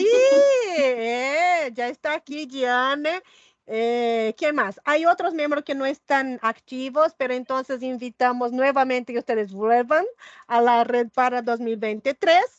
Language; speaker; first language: Spanish; non-native, fluent; Portuguese